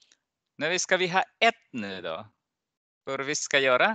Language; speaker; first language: Swedish; non-native, fluent; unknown